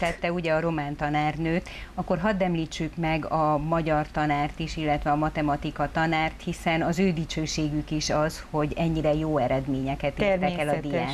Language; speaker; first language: Hungarian; native; Hungarian